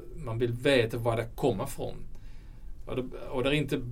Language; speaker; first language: Swedish; non-native, fluent; Dutch